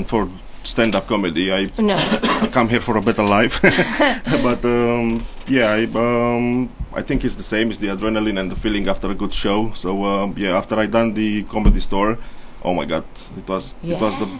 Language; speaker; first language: English; non-native, fluent; Romanian